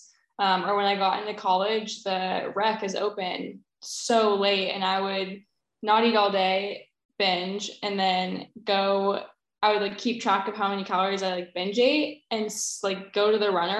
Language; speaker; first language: English; native; English